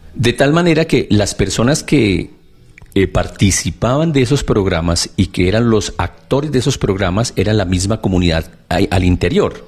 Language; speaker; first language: Spanish; native; Spanish